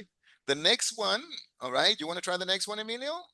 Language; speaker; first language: English; non-native, fluent; Spanish